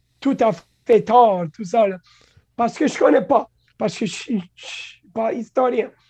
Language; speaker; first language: French; non-native, local second language; English